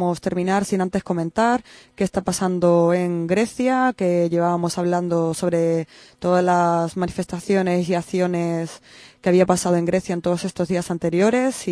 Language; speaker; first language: Spanish; native; Spanish